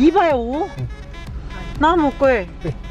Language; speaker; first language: Chinese; non-native, fluent; Korean